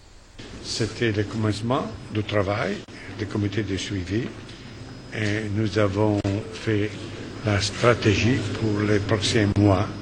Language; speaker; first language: French; non-native, fluent; Italian